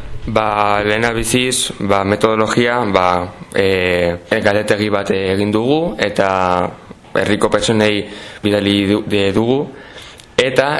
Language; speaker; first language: Basque; non-native, local second language; Spanish